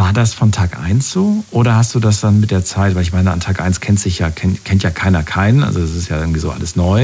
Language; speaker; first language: German; native; German